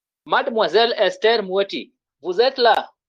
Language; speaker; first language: French; non-native, fluent; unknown